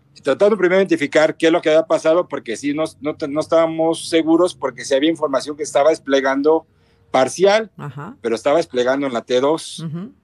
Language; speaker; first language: Spanish; native; Spanish